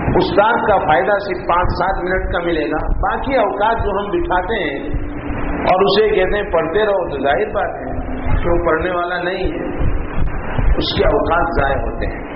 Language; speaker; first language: Urdu; non-native, local second language; Gujarati